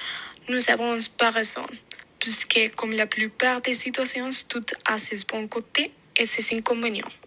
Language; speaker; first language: French; non-native, fluent; Spanish